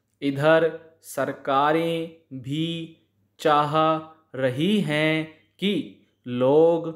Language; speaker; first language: Hindi; native; Hindi